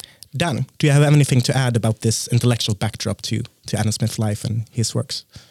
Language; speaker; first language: English; non-native, fluent; Swedish